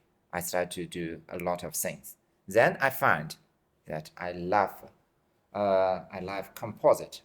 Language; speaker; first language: English; non-native, fluent; Chinese